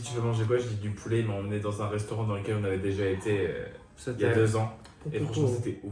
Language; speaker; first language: French; native; French